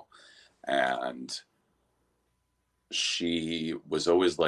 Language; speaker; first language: English; native; English